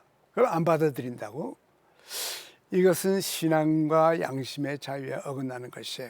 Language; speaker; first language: Korean; native; Korean